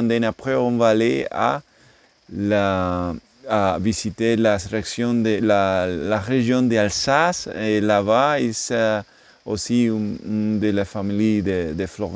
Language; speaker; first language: French; non-native, learner; English